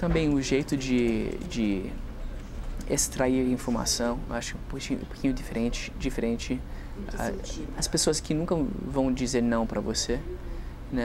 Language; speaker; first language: Portuguese; non-native, fluent; English